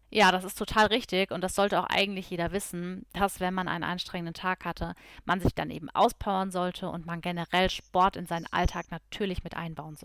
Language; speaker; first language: German; native; German